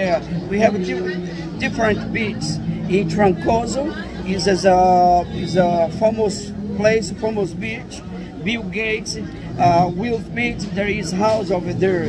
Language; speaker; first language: English; non-native, learner; Portuguese